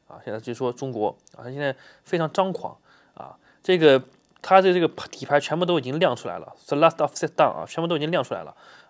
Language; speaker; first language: Chinese; native; Chinese